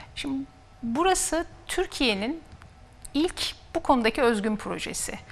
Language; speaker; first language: Turkish; native; Turkish